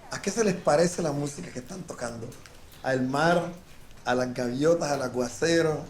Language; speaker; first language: Spanish; native; Spanish